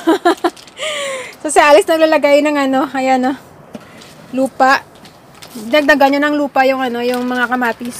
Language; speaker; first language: Filipino; non-native, local second language; Hiligaynon